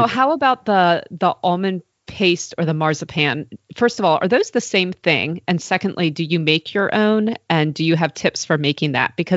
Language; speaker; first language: English; native; English